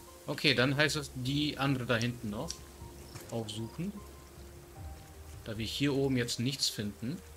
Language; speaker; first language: German; native; German